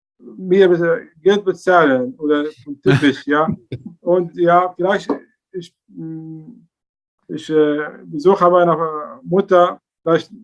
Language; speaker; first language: German; non-native, learner; Arabic